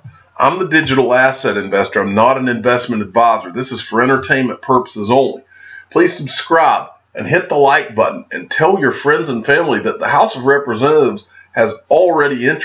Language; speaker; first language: English; native; English